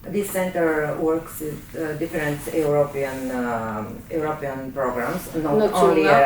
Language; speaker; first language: English; non-native, learner; Bulgarian